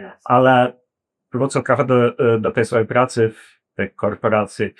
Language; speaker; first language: Polish; non-native, fluent; Ukrainian